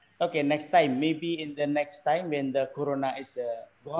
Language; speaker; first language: English; non-native, learner; Indonesian